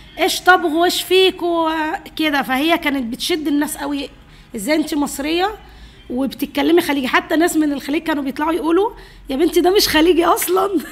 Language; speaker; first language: Arabic; native; Arabic